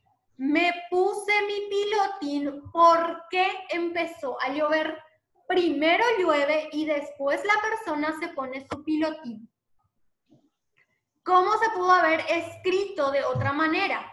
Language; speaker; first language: Spanish; native; Spanish